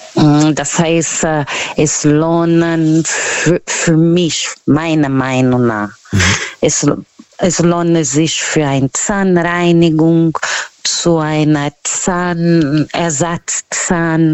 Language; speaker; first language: German; non-native, learner; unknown